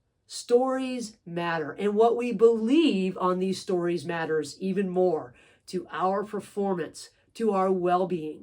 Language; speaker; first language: English; native; English